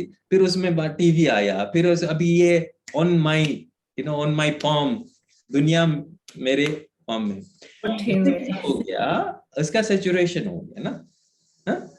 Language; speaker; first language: Hindi; native; Hindi